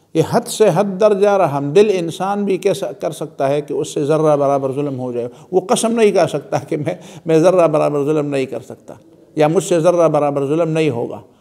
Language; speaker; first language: Urdu; non-native, local second language; Pashto